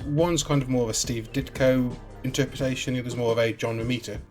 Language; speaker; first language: English; native; English